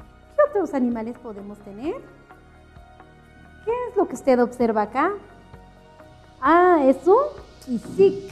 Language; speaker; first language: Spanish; non-native, local second language; Kʼicheʼ